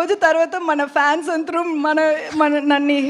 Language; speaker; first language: Telugu; non-native, learner; Tamil